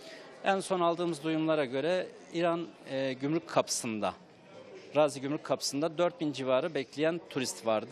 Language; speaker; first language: Turkish; native; Turkish